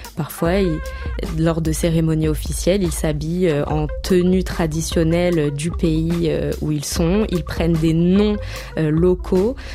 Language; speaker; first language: French; native; French